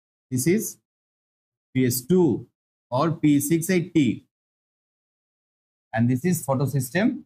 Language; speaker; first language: English; non-native, local second language; Bangla